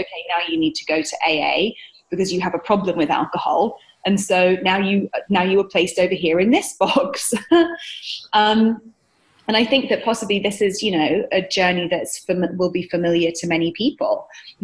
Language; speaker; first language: English; native; English